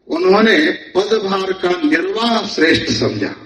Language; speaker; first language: Hindi; non-native, local second language; Kannada